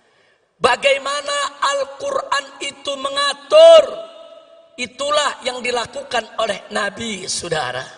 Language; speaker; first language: Indonesian; native; Indonesian